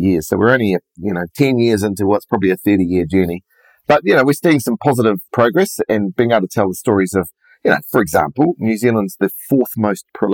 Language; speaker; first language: English; native; English